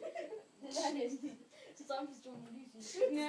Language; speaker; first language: Danish; native; Danish